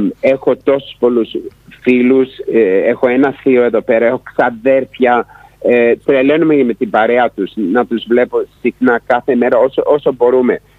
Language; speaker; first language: Greek; early bilingual, heritage; Greek